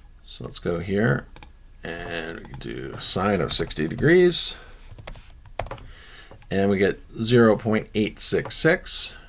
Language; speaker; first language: English; native; English